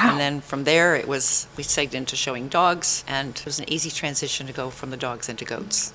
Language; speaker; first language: English; native; English